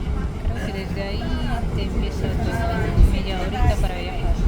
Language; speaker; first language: Spanish; non-native, fluent; Russian